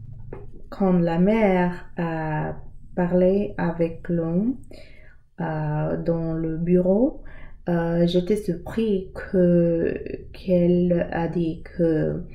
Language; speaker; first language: French; non-native, learner; English